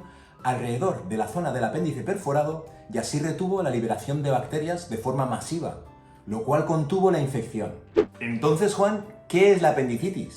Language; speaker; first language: Spanish; native; Spanish